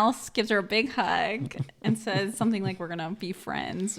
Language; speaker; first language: English; native; English